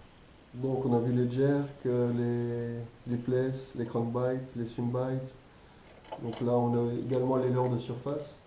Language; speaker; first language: French; native; French